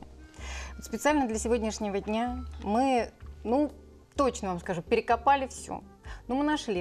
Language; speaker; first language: Russian; native; Russian